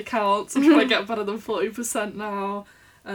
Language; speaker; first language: English; native; English